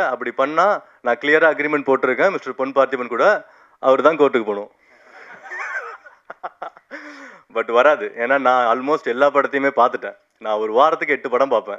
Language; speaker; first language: Tamil; native; Tamil